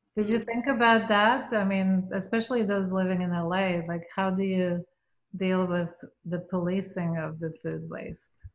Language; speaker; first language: English; native; English